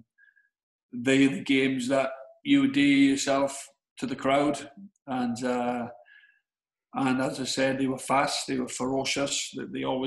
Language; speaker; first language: English; native; English